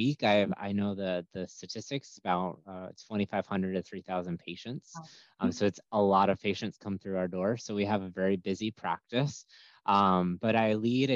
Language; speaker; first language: English; native; English